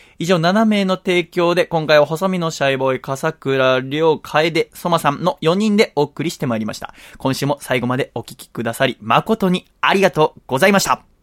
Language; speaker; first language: Japanese; native; Japanese